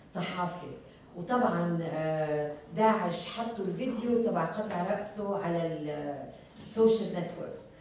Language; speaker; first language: Arabic; early bilingual, heritage; Arabic